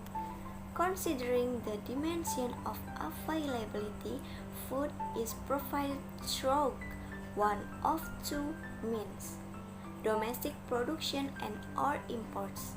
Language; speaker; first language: English; non-native, learner; Indonesian